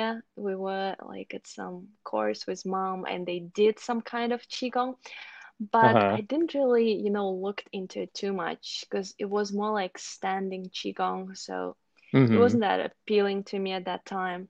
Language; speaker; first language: English; non-native, fluent; Russian